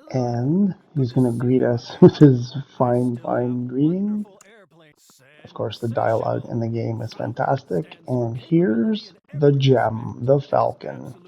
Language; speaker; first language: English; native; English